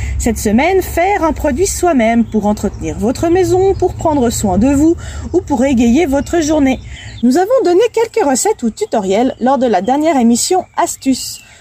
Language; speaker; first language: French; native; French